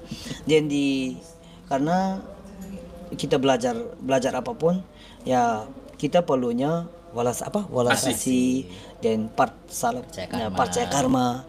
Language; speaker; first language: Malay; non-native, learner; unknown